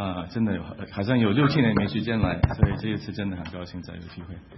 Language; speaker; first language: Chinese; non-native, fluent; English